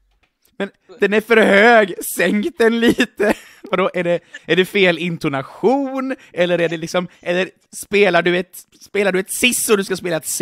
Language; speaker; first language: Swedish; native; Swedish